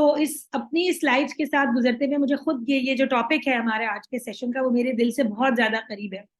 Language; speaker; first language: Urdu; native; Urdu